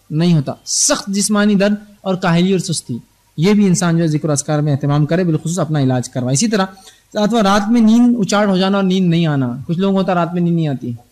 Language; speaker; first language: Urdu; native; Urdu